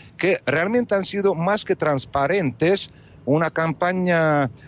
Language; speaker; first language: Spanish; non-native, fluent; Russian